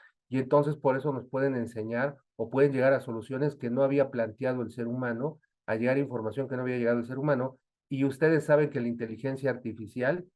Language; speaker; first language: Spanish; native; Spanish